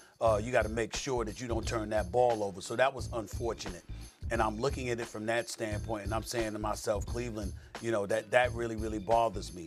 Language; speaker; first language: English; native; English